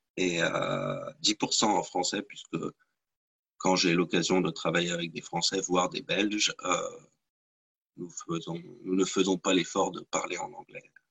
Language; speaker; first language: French; native; French